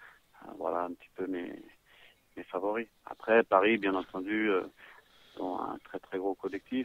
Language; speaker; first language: French; native; French